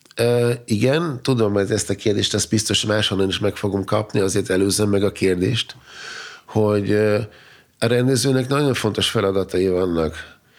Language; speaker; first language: Hungarian; non-native, fluent; German